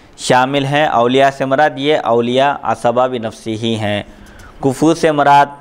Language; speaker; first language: Urdu; native; Urdu